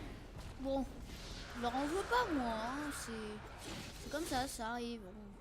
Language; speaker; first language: French; native; French